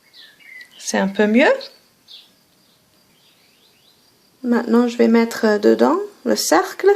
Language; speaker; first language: French; non-native, fluent; English